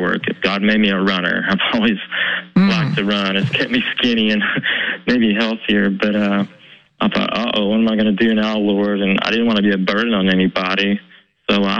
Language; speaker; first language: English; native; English